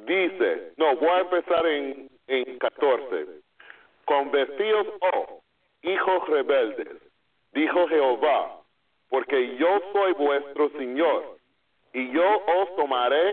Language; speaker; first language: Spanish; non-native, fluent; English